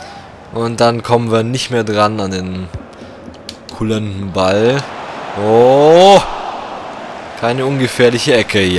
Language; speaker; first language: German; native; German